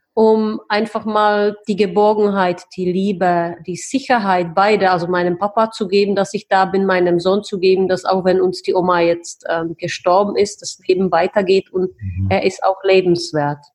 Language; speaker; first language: German; non-native, fluent; Czech